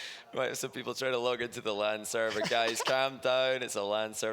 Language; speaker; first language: English; native; English